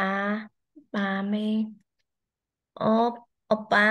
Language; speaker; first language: Korean; non-native, learner; Vietnamese